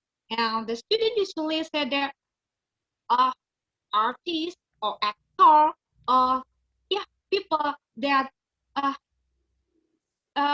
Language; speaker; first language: English; non-native, learner; Indonesian